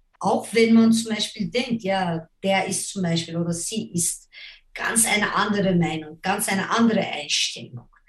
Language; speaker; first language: German; non-native, fluent; Turkish